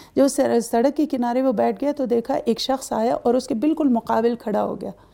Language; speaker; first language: Urdu; native; Urdu